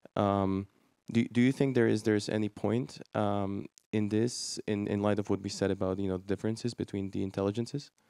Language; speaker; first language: English; non-native, fluent; Slovak